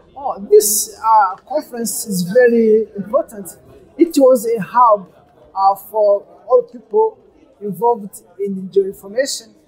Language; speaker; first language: English; non-native, local second language; Kinyarwanda